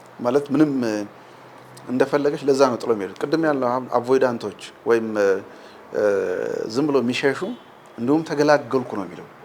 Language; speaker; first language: Amharic; native; Amharic